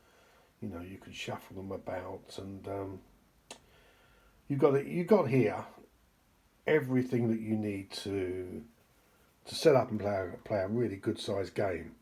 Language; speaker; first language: English; native; English